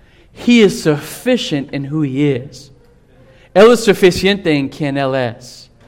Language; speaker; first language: Spanish; non-native, fluent; English